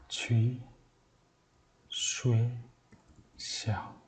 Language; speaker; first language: Chinese; non-native, learner; Mongolian